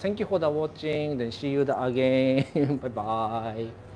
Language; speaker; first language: English; non-native, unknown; Japanese